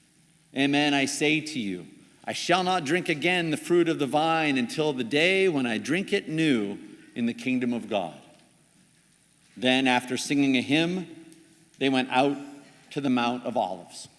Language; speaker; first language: English; native; English